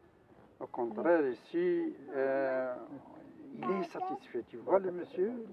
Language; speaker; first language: French; non-native, local second language; Arabic